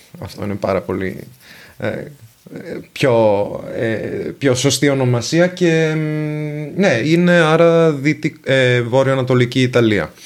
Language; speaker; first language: Greek; non-native, fluent; Venetian